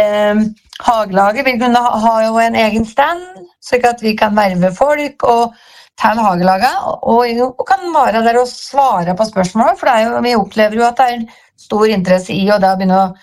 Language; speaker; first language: Norwegian; native; Norwegian